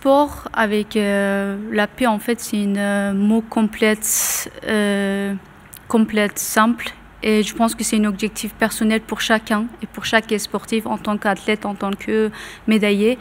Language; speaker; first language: French; non-native, learner; Persian